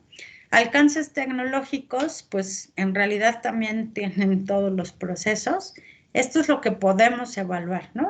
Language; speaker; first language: Spanish; native; Spanish